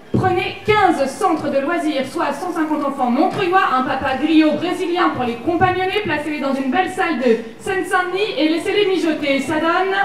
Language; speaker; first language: French; native; French